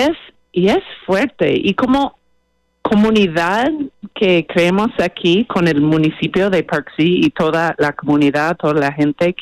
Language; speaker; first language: Spanish; non-native, fluent; English